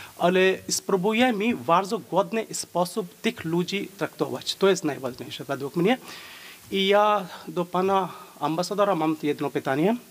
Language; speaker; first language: Polish; non-native, learner; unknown